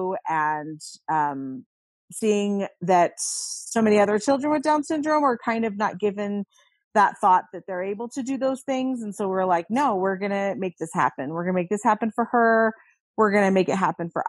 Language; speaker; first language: English; native; English